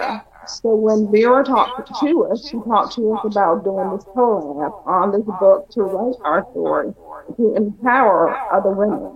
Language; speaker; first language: English; native; English